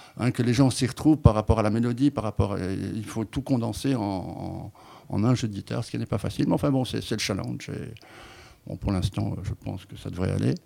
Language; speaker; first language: French; native; French